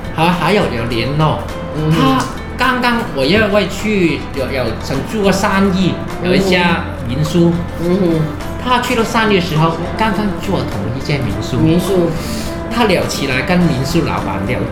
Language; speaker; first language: Chinese; non-native, fluent; Cantonese